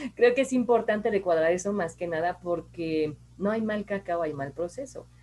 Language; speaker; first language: Spanish; non-native, fluent; French